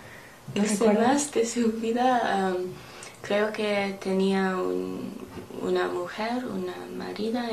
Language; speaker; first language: Spanish; non-native, learner; English